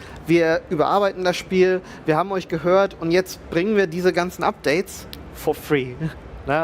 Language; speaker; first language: German; native; German